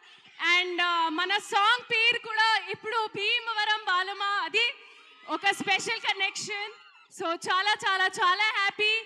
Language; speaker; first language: Telugu; non-native, learner; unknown